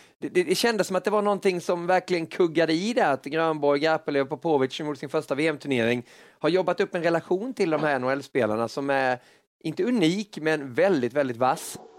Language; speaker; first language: Swedish; native; Swedish